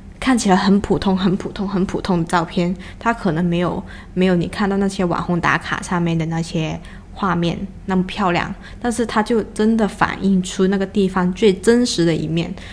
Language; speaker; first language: Chinese; non-native, local second language; Cantonese